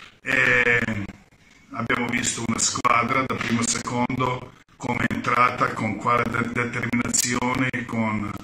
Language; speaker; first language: Italian; non-native, fluent; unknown